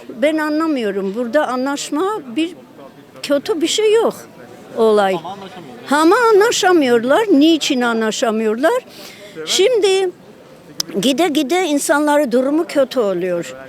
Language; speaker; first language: Turkish; non-native, learner; Armenian